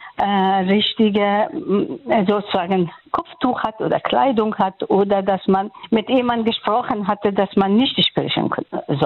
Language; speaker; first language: German; non-native, fluent; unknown